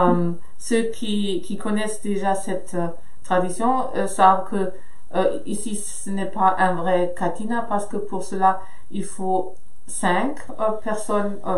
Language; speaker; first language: French; non-native, fluent; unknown